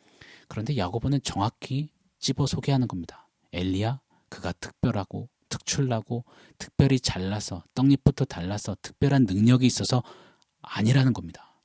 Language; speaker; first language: Korean; native; Korean